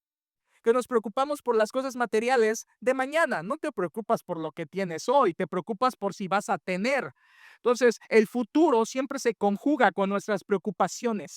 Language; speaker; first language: Spanish; native; Spanish